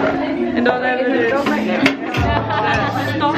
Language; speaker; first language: Dutch; native; Dutch